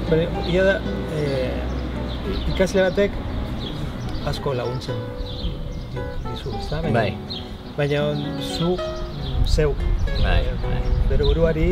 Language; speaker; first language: Basque; non-native, learner; Spanish